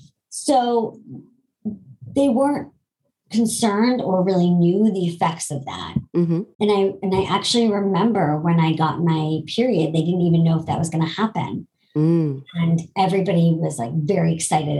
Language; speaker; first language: English; native; English